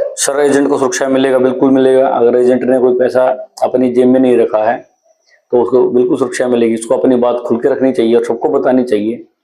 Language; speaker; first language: Hindi; native; Hindi